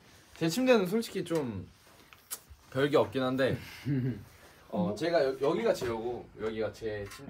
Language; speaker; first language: Korean; native; Korean